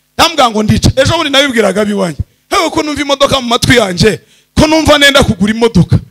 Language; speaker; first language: Kinyarwanda; early bilingual, heritage; Kinyarwanda